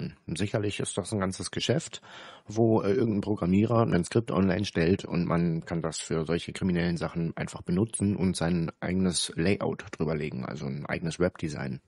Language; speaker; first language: German; native; German